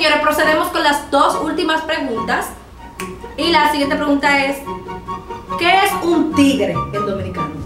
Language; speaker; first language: Spanish; native; Spanish